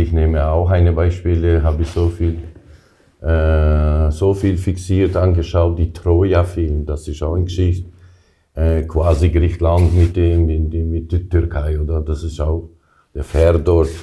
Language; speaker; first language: German; non-native, learner; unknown